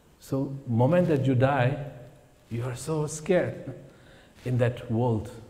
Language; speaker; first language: English; non-native, fluent; Tibetan